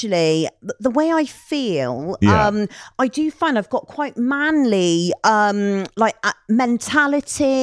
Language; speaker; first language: English; native; English